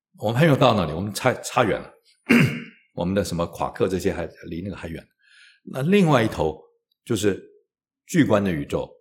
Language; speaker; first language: Chinese; native; Chinese